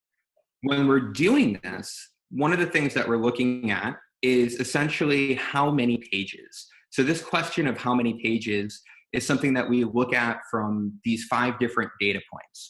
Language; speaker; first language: English; native; English